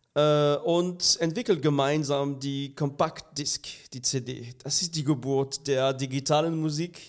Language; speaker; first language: German; non-native, fluent; French